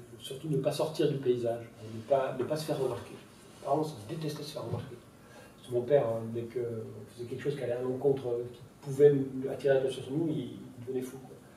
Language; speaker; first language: French; non-native, local second language; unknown